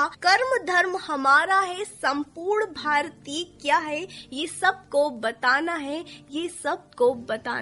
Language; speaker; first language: Hindi; native; Hindi